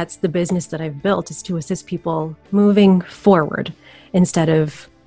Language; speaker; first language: English; early bilingual, other home language; Filipino